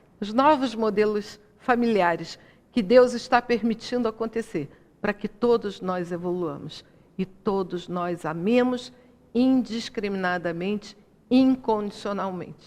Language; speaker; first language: Portuguese; native; Portuguese